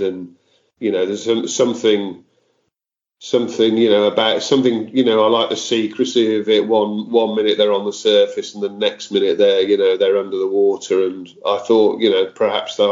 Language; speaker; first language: English; native; English